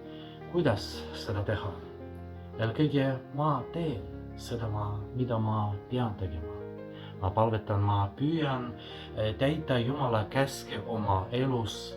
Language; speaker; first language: Estonian; non-native, fluent; Russian